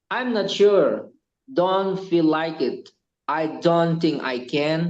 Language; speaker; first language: English; non-native, learner; Indonesian